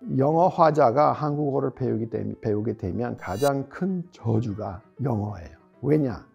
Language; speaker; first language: Korean; non-native, fluent; English